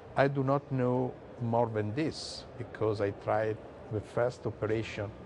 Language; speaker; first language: English; non-native, learner; Italian